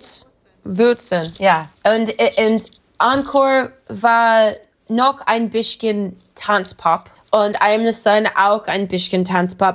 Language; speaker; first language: German; non-native, learner; English